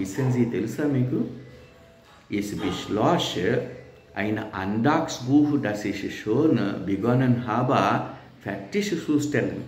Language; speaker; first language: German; non-native, learner; Telugu